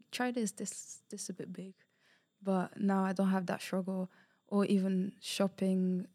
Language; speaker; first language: English; early bilingual, other home language; Portuguese